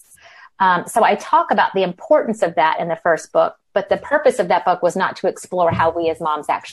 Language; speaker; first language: English; native; English